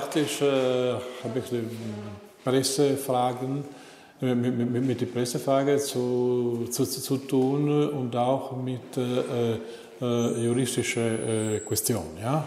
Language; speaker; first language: German; non-native, learner; Italian